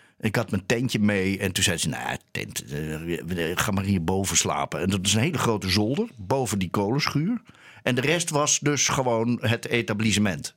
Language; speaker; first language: Dutch; native; Dutch